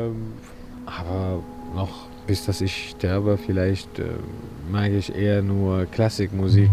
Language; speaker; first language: German; non-native, fluent; Arabic